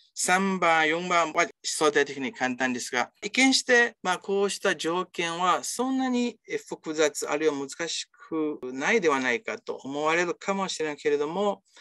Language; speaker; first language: Japanese; non-native, fluent; Chinese